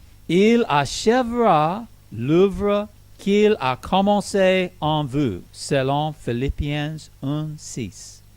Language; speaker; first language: French; non-native, learner; English